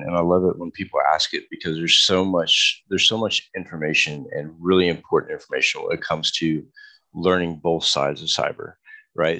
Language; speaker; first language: English; native; English